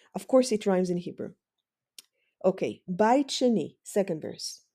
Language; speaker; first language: English; non-native, fluent; Hebrew